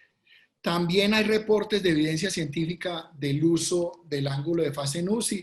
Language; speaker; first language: Spanish; native; Spanish